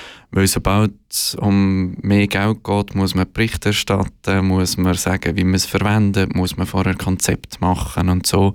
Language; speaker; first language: German; native; German